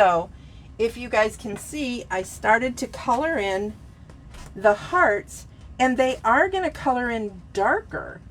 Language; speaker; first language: English; native; English